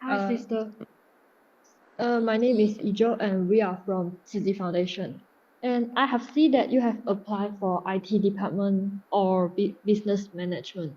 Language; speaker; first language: English; non-native, learner; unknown